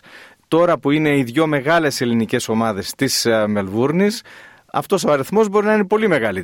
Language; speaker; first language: Greek; native; Greek